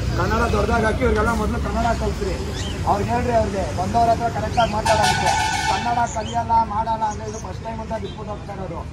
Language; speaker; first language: Kannada; native; Kannada